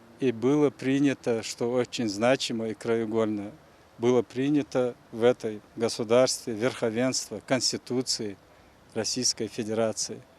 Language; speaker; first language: Russian; non-native, local second language; Ingush